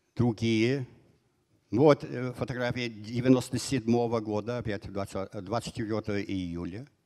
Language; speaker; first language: Russian; non-native, fluent; English